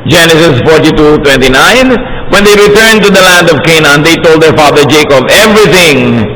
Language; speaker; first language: English; non-native, local second language; Filipino